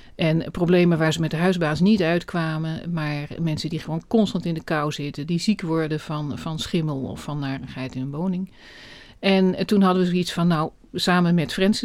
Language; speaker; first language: Dutch; native; Dutch